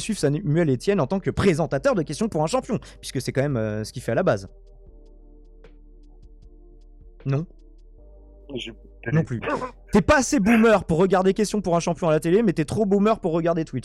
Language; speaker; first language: French; native; French